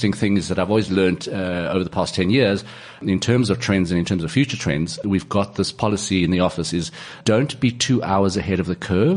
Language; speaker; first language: English; native; English